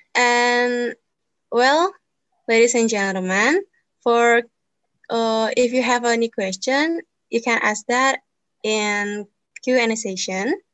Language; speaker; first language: English; non-native, learner; Indonesian